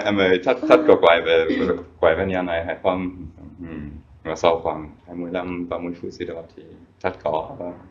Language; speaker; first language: Vietnamese; non-native, fluent; German